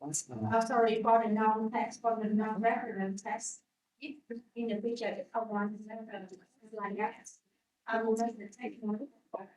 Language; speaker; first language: English; non-native, learner; Vietnamese